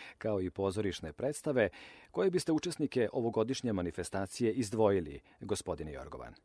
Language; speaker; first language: Serbian; native; Serbian